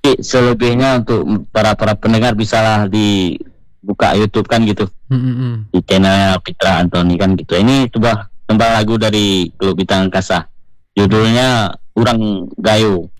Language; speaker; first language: Indonesian; non-native, local second language; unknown